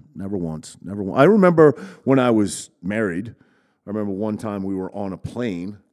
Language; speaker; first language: English; native; English